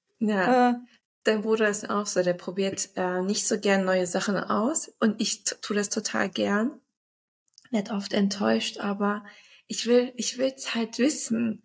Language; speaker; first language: German; early bilingual, other home language; Turkish